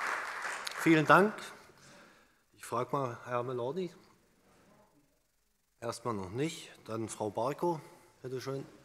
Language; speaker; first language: German; native; German